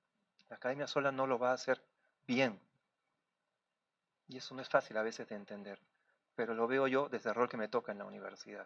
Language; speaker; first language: Spanish; native; Spanish